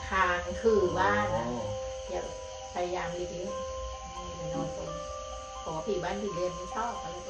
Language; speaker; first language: Thai; native; Thai